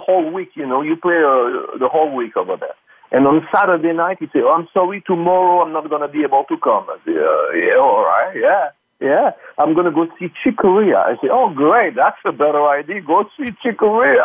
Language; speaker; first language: English; non-native, fluent; French